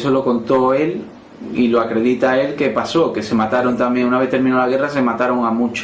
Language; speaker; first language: Spanish; native; Spanish